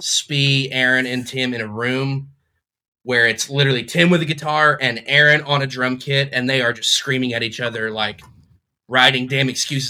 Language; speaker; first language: English; native; English